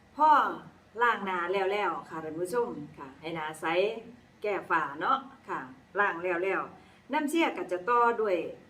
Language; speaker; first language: Thai; native; Thai